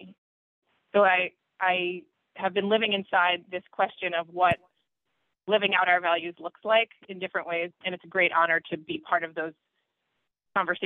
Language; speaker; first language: English; native; English